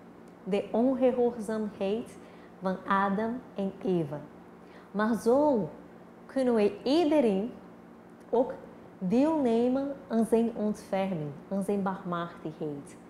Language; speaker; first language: Dutch; non-native, fluent; Portuguese